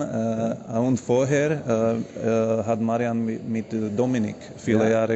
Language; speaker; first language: German; non-native, learner; Slovak